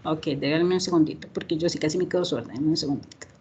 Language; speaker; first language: Spanish; native; Spanish